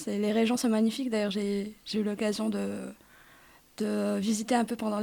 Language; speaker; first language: French; non-native, local second language; Arabic